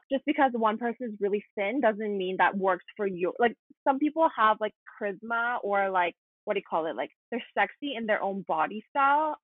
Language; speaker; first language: English; native; English